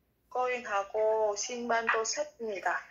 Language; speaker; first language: Korean; non-native, learner; Vietnamese